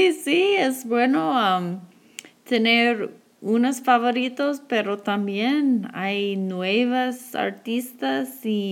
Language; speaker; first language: Spanish; non-native, fluent; English